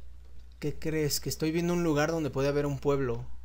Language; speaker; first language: Spanish; native; Spanish